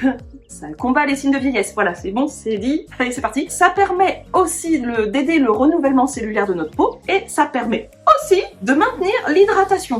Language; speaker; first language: French; native; French